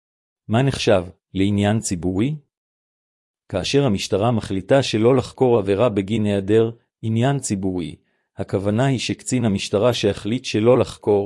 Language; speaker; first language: Hebrew; native; Hebrew